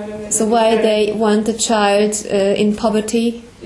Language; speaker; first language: English; non-native, fluent; Hungarian